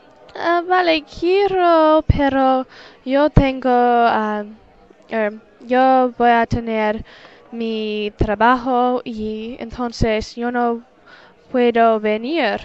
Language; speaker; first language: Spanish; non-native, learner; English